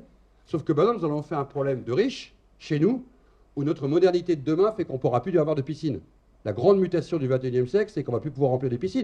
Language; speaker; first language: French; native; French